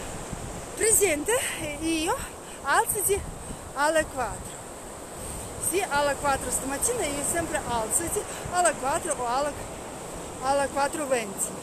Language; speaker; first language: Italian; non-native, learner; Russian